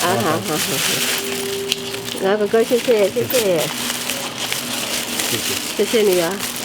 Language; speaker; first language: Chinese; non-native, learner; Vietnamese